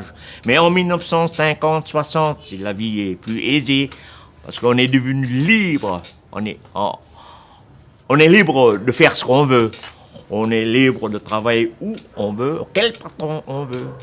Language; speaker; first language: French; non-native, local second language; Vietnamese